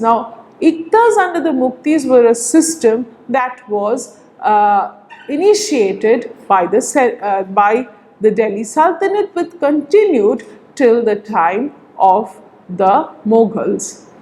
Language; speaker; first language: English; non-native, local second language; Bangla